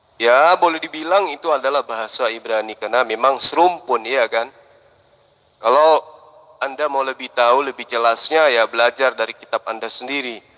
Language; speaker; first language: Indonesian; non-native, local second language; Buginese